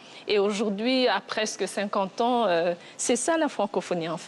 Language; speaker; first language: French; non-native, local second language; Kinyarwanda